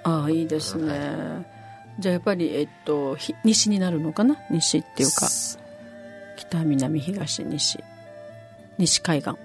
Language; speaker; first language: Japanese; native; Japanese